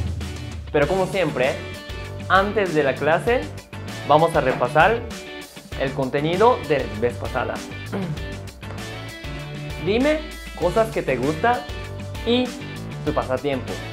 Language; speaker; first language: Spanish; non-native, fluent; Japanese